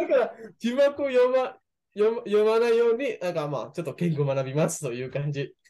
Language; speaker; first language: Japanese; non-native, fluent; Indonesian